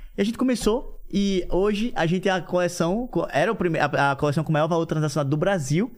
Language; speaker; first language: Portuguese; native; Portuguese